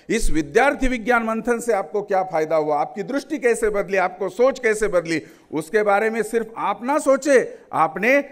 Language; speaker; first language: Hindi; non-native, local second language; Marathi